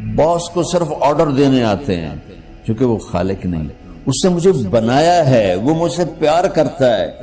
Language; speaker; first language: Urdu; non-native, local second language; Punjabi